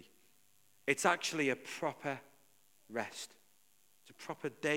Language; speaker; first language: English; native; English